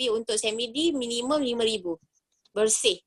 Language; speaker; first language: Malay; native; Malay